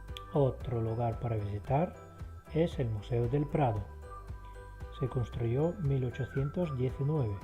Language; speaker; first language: Spanish; non-native, fluent; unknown